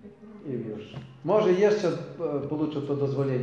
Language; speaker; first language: Polish; non-native, learner; Ukrainian